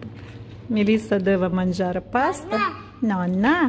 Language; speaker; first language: Italian; non-native, learner; Russian